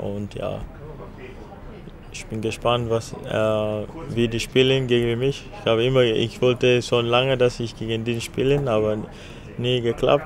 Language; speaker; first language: German; non-native, fluent; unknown